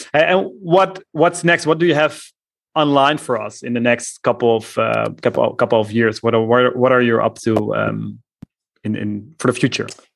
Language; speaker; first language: English; non-native, fluent; Dutch